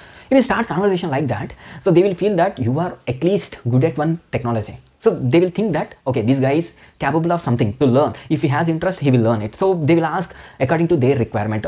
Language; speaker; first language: English; non-native, local second language; Telugu